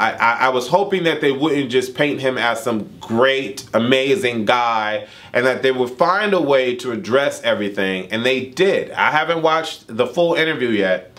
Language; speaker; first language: English; native; English